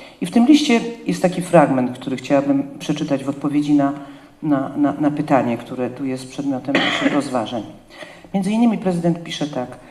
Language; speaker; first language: Polish; native; Polish